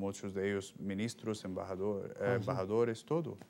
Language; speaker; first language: Spanish; non-native, fluent; Arabic